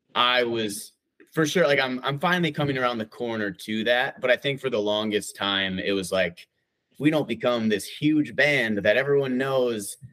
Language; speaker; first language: English; native; English